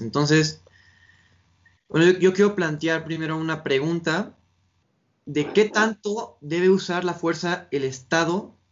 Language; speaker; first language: Spanish; native; Spanish